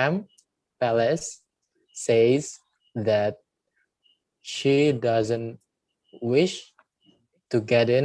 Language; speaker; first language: English; non-native, learner; Indonesian